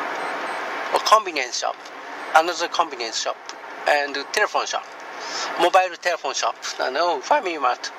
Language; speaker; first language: English; non-native, learner; Japanese